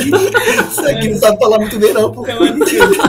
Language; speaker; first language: Portuguese; native; Portuguese